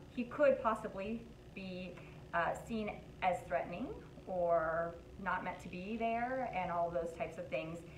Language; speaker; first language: English; native; English